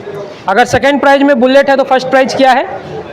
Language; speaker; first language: Hindi; native; Hindi